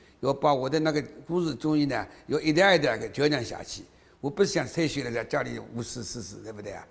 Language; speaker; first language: Chinese; native; Chinese